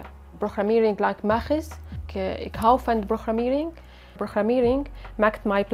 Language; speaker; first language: Dutch; non-native, learner; Arabic